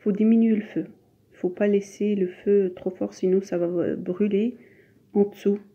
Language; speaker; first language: French; non-native, local second language; Arabic